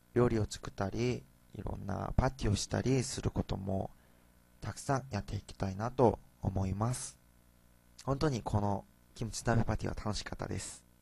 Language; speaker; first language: Japanese; non-native, fluent; Korean